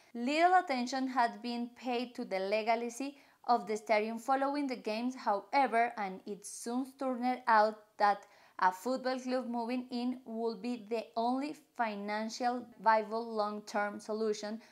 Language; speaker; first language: English; non-native, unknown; Spanish